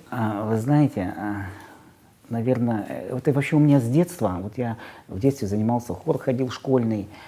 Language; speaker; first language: Russian; native; Russian